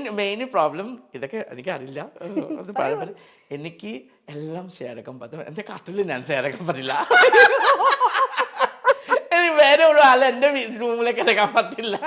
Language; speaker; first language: Malayalam; non-native, fluent; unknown